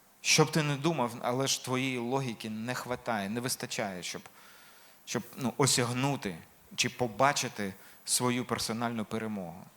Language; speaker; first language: Ukrainian; non-native, local second language; Russian